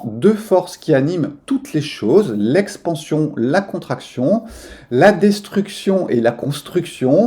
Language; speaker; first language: French; native; French